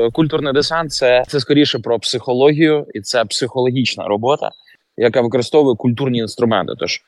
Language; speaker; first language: Ukrainian; native; Ukrainian